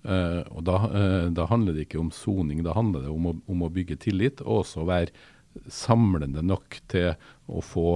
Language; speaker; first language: Norwegian; native; Norwegian